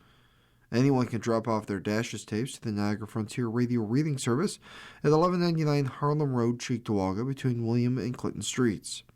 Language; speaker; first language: English; native; English